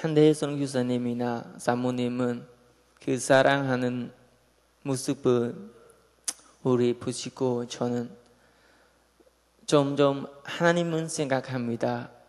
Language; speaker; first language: Korean; non-native, learner; Khmer